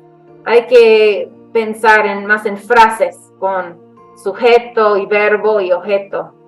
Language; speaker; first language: Spanish; non-native, fluent; English